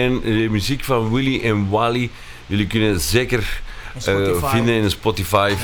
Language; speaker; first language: Dutch; non-native, fluent; Spanish